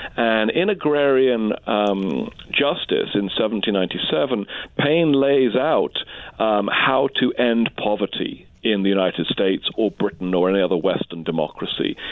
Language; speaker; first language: English; native; English